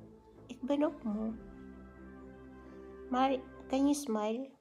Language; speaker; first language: Dutch; non-native, learner; Filipino